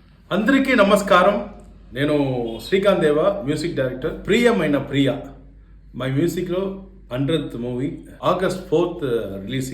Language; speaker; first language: Telugu; non-native, learner; Tamil